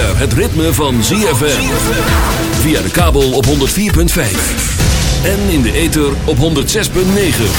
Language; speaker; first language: Dutch; native; Dutch